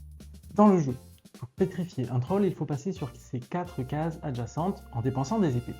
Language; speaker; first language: French; native; French